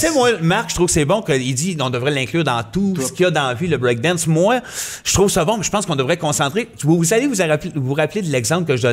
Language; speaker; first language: French; native; French